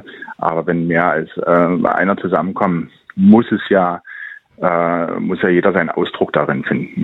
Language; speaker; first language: German; native; German